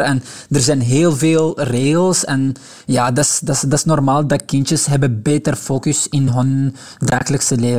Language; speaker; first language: Dutch; non-native, local second language; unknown